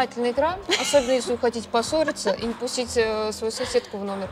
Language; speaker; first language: Russian; native; Russian